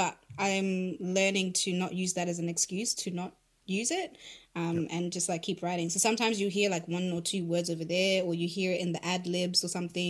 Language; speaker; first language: English; non-native, local second language; Shona